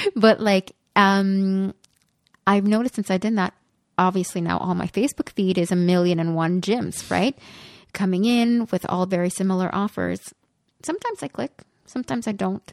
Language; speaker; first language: English; early bilingual, other home language; Spanish